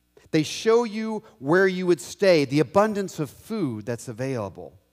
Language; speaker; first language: English; native; English